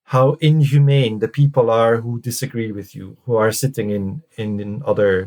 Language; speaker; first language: English; non-native, fluent; Dutch